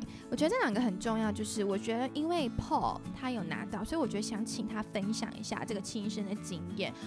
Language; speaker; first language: Chinese; native; Chinese